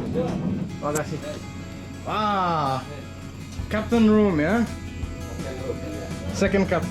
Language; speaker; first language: Indonesian; non-native, learner; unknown